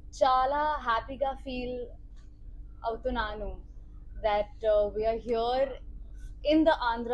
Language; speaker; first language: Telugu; non-native, learner; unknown